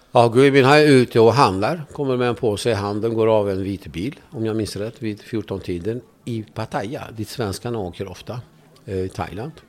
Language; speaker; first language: Swedish; non-native, fluent; Kurdish